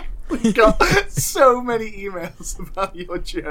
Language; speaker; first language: English; native; English